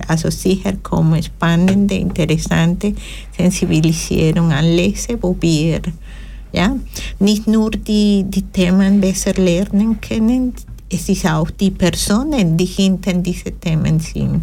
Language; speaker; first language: German; non-native, fluent; Spanish